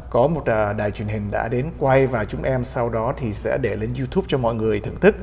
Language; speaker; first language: Vietnamese; early bilingual, heritage; Vietnamese